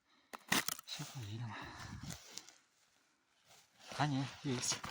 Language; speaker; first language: Russian; native; Russian